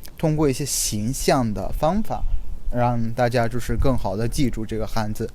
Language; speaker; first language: Chinese; non-native, fluent; Spanish